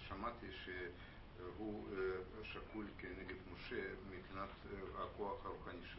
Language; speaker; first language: Hebrew; non-native, fluent; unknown